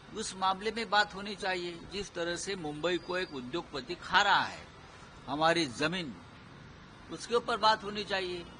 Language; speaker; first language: Hindi; non-native, local second language; Marathi